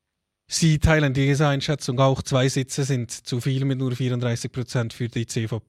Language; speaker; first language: German; native; German